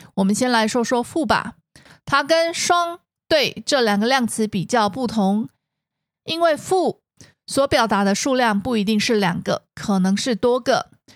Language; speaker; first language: Chinese; native; Chinese